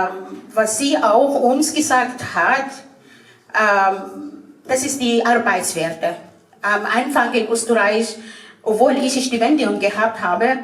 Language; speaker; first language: German; non-native, fluent; Arabic